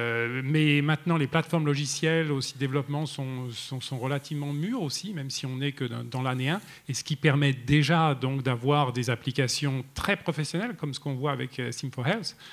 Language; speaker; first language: French; native; French